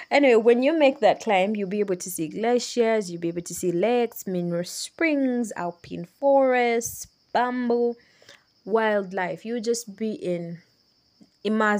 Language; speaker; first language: English; non-native, local second language; Ganda